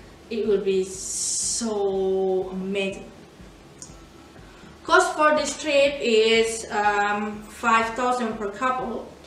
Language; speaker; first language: English; non-native, learner; Indonesian